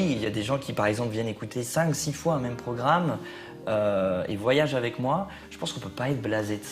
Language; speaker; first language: French; native; French